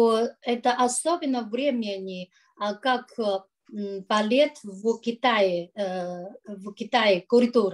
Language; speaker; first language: Russian; non-native, learner; Chinese